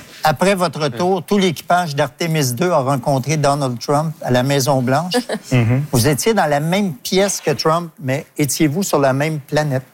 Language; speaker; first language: French; native; French